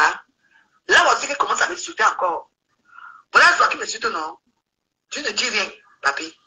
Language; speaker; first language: French; native; French